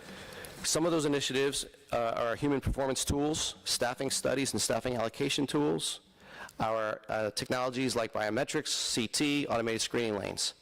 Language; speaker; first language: English; native; English